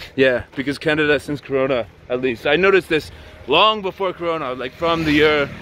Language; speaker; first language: English; native; English